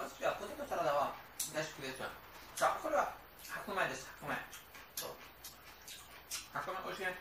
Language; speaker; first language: Japanese; non-native, learner; Nepali